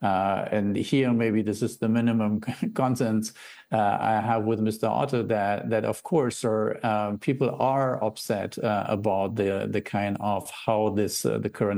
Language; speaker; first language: English; non-native, fluent; German